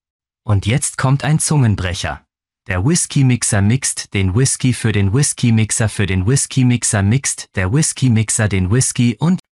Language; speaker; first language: German; native; German